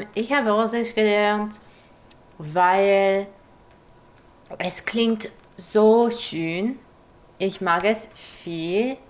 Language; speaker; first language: German; non-native, learner; English